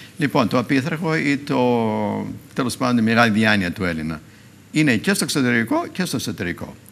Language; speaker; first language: Greek; native; Greek